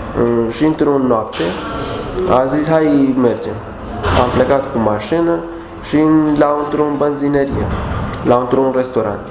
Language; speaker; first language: Romanian; non-native, learner; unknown